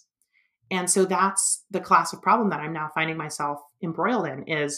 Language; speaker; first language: English; native; English